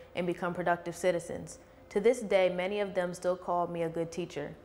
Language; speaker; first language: English; native; English